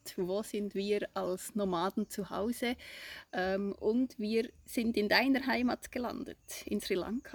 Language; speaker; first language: German; native; German